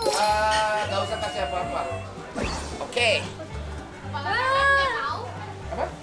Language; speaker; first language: Indonesian; non-native, fluent; Japanese